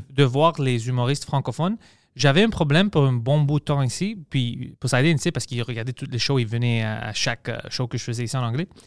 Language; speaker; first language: French; non-native, local second language; English